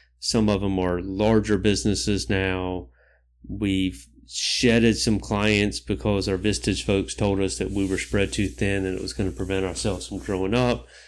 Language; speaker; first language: English; native; English